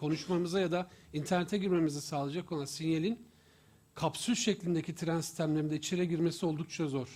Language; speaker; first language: Turkish; native; Turkish